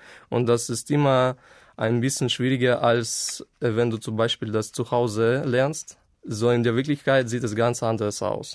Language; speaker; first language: German; non-native, fluent; Ukrainian